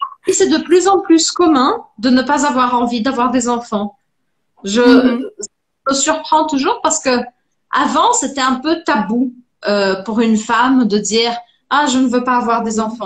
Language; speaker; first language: French; non-native, fluent; Portuguese